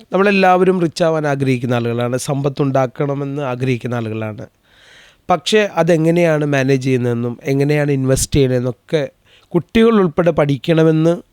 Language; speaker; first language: Malayalam; native; Malayalam